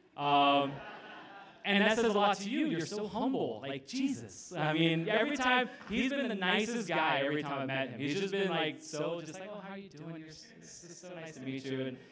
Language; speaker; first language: English; native; English